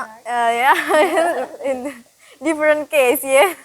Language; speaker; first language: English; non-native, learner; Indonesian